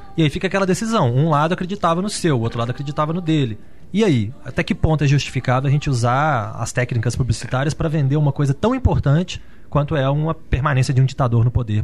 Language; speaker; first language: Portuguese; native; Portuguese